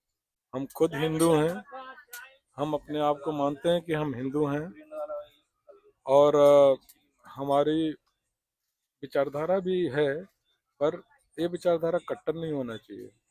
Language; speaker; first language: Hindi; native; Hindi